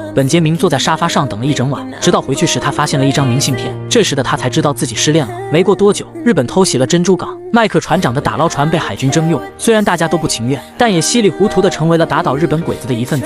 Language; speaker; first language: Chinese; native; Chinese